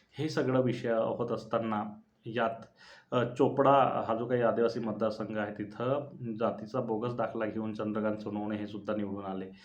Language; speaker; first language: Marathi; non-native, local second language; Bhili